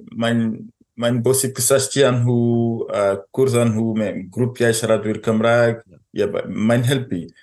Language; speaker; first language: Welsh; non-native, fluent; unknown